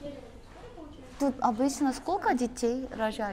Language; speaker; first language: Russian; non-native, learner; Korean